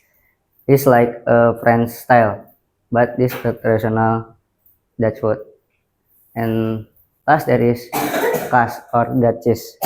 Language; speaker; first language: English; non-native, learner; Indonesian